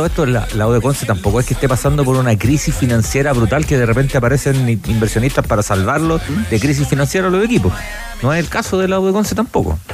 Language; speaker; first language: Spanish; native; Spanish